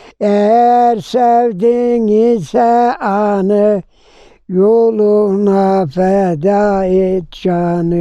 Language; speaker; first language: Turkish; native; Turkish